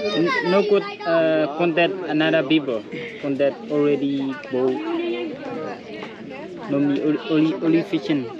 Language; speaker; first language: English; non-native, learner; Burmese